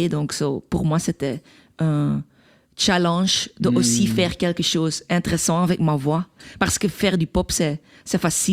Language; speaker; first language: French; non-native, local second language; Dutch